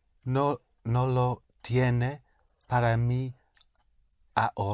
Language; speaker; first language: Spanish; non-native, learner; English